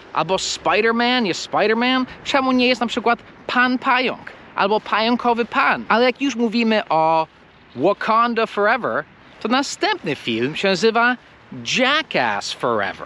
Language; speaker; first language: Polish; non-native, fluent; English